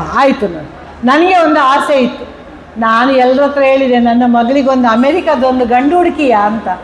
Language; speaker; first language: Kannada; non-native, local second language; Konkani